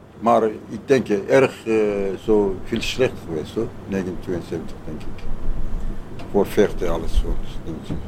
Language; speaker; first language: Dutch; non-native, learner; Turkish